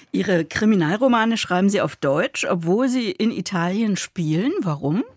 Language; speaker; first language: German; native; German